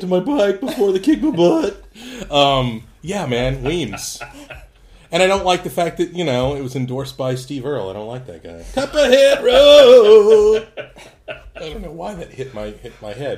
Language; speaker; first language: English; native; English